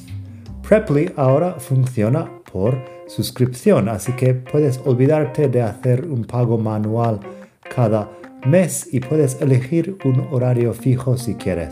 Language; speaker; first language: Spanish; non-native, fluent; English